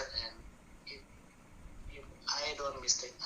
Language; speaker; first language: English; non-native, learner; Buginese